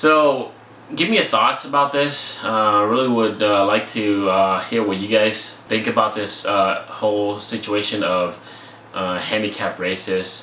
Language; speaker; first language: English; native; English